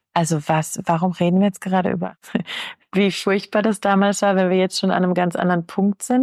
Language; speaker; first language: German; native; German